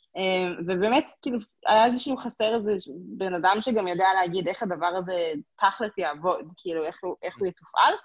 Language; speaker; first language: Hebrew; native; Hebrew